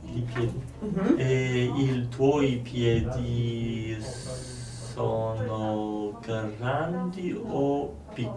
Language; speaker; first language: Italian; non-native, learner; Polish